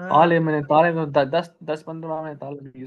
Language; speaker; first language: Hindi; non-native, learner; Urdu